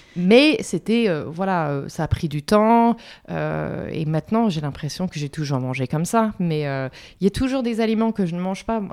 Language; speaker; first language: French; non-native, fluent; English